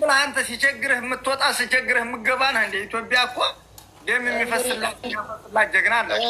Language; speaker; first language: Amharic; native; Amharic